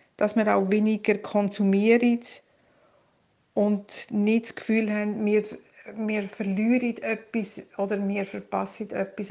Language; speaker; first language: German; native; German